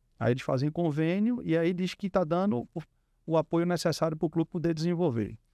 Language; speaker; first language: Portuguese; native; Portuguese